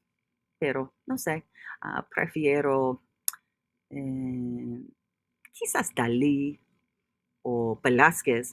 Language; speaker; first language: Spanish; non-native, fluent; English